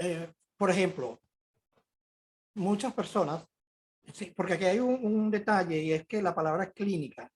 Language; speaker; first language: Spanish; native; Spanish